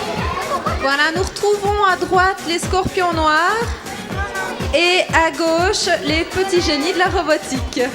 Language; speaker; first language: French; native; French